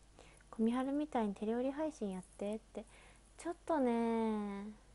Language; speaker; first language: Japanese; native; Japanese